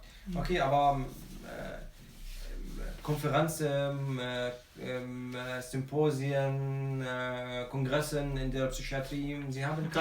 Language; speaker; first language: German; non-native, fluent; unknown